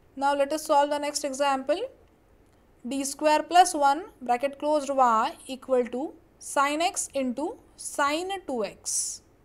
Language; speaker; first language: English; non-native, local second language; Marathi